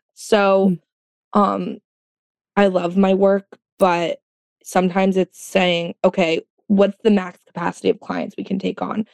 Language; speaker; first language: English; native; English